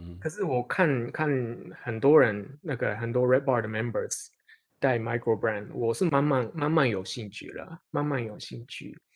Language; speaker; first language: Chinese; non-native, fluent; Japanese